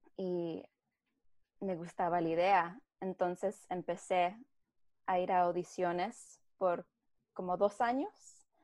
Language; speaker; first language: Spanish; early bilingual, heritage; Spanish